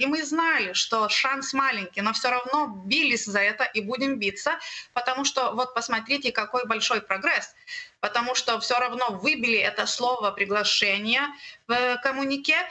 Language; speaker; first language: Russian; non-native, learner; Lithuanian